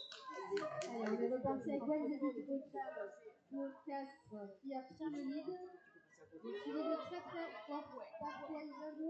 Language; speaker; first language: French; native; French